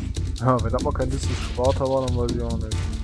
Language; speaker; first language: German; native; German